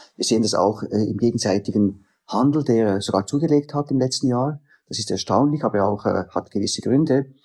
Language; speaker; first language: German; native; German